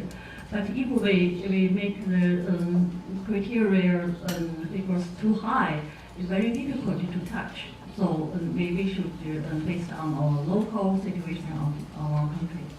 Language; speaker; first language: English; non-native, fluent; Chinese